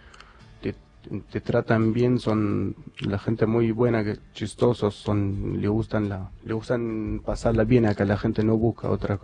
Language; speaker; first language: Spanish; non-native, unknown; Arabic